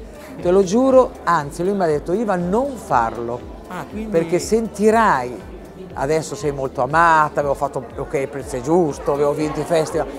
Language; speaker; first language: Italian; native; Italian